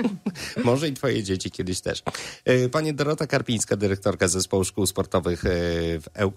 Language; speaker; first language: Polish; native; Polish